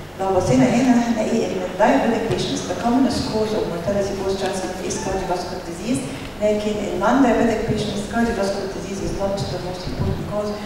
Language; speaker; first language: English; non-native, fluent; Arabic